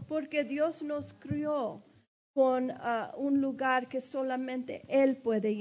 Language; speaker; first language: Spanish; early bilingual, heritage; English